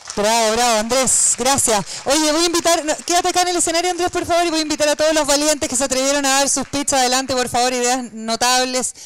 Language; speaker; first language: Spanish; native; Spanish